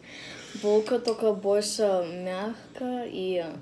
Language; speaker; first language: Russian; early bilingual, heritage; Russian